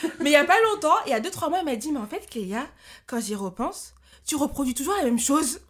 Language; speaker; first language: French; early bilingual, other home language; Lingala